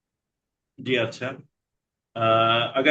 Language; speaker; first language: Hindi; non-native, learner; Bangla